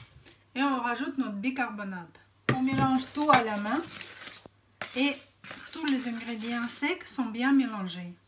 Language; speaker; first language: French; non-native, fluent; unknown